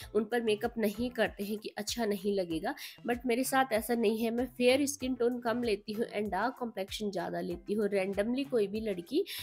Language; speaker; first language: Hindi; native; Hindi